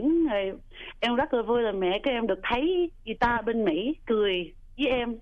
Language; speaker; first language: Vietnamese; early bilingual, heritage; Vietnamese